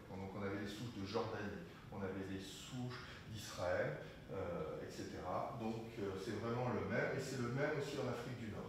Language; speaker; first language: French; native; French